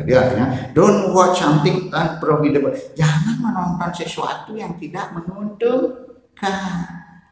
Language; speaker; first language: Indonesian; native; Indonesian